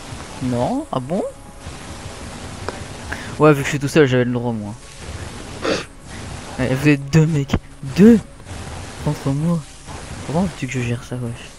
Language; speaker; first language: French; native; French